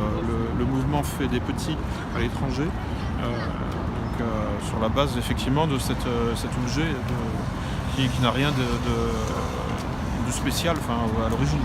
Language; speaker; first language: French; native; French